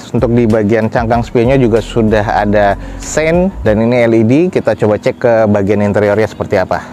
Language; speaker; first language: Indonesian; native; Indonesian